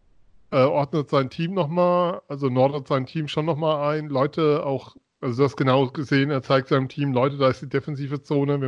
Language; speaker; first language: German; native; German